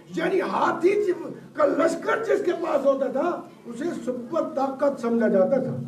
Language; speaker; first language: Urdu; non-native, local second language; Punjabi